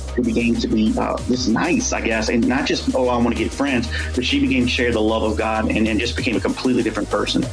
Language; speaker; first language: English; native; English